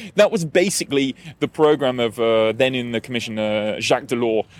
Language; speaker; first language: English; native; English